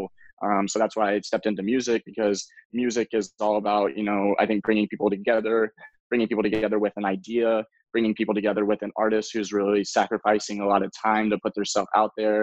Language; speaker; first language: English; native; English